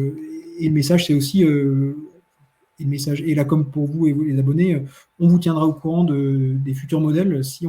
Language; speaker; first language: French; native; French